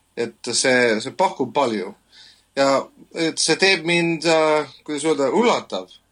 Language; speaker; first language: Estonian; non-native, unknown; English